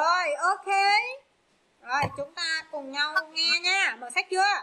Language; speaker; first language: Vietnamese; native; Vietnamese